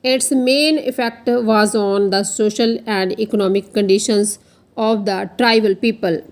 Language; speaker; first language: English; non-native, local second language; Punjabi